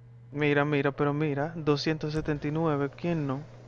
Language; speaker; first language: Spanish; native; Spanish